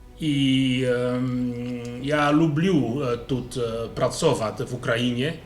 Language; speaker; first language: Ukrainian; non-native, learner; Dutch